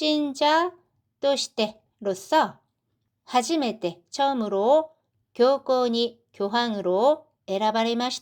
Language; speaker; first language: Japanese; non-native, fluent; Korean